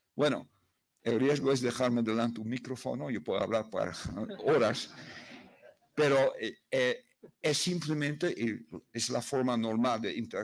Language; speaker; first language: Spanish; non-native, fluent; Dutch